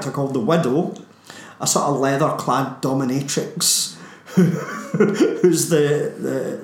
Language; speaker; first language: English; native; English